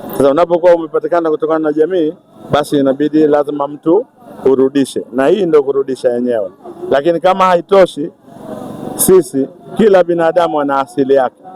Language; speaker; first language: Swahili; native; Swahili